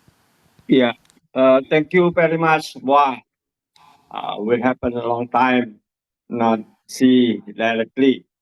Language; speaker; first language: English; non-native, learner; Indonesian